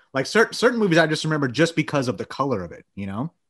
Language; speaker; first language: English; early bilingual, other home language; Bangla